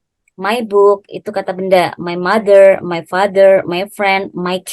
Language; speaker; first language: English; non-native, fluent; Indonesian